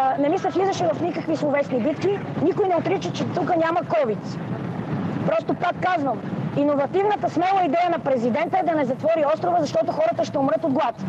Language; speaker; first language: Bulgarian; native; Bulgarian